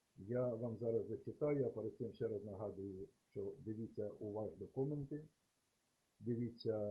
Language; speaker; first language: Ukrainian; native; Ukrainian